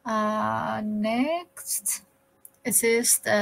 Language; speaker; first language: German; non-native, learner; Persian